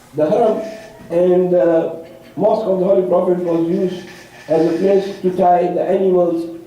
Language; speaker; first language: English; non-native, local second language; Urdu